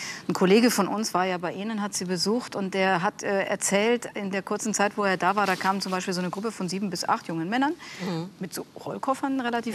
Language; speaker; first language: German; native; German